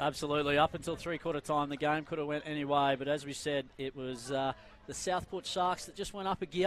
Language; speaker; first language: English; native; English